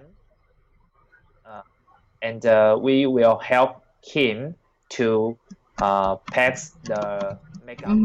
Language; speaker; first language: English; non-native, learner; Chinese